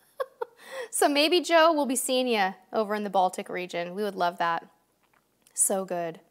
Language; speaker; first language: English; native; English